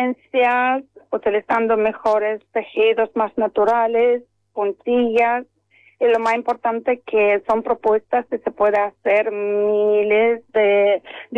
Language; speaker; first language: Spanish; non-native, fluent; Estonian